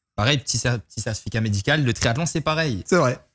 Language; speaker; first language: French; native; French